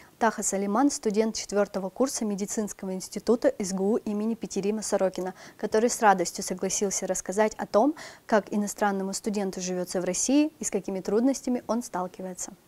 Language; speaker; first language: Russian; native; Russian